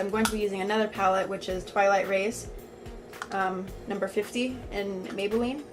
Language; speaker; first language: English; native; English